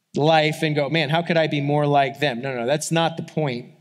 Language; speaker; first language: English; native; English